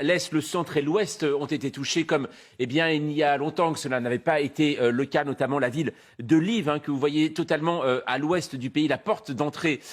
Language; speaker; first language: French; native; French